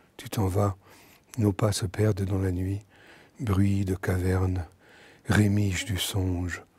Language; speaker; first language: French; native; French